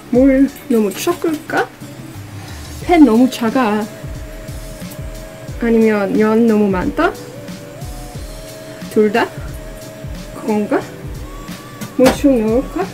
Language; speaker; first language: Korean; non-native, learner; Dutch